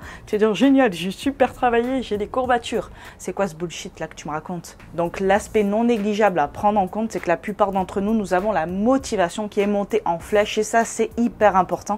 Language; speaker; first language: French; native; French